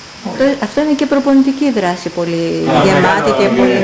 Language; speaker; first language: Greek; native; Greek